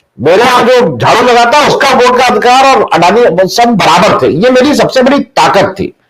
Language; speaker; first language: Hindi; native; Hindi